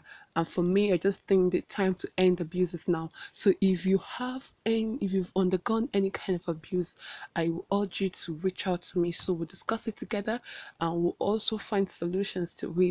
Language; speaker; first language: English; non-native, local second language; Igbo